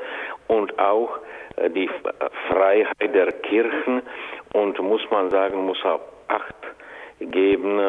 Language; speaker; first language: German; non-native, fluent; Czech